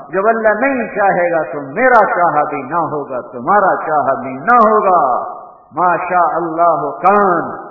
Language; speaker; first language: Urdu; non-native, local second language; Punjabi